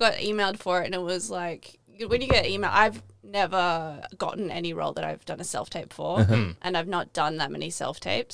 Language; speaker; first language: English; native; English